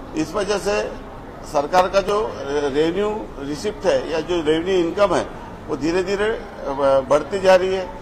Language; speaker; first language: Hindi; non-native, local second language; Marathi